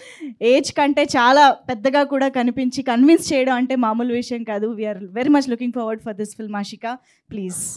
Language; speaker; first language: Telugu; native; Telugu